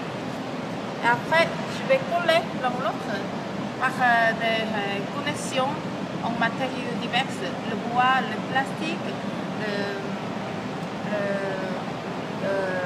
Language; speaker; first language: French; non-native, learner; Korean